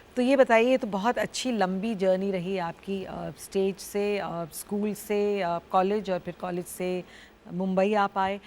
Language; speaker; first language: Hindi; native; Hindi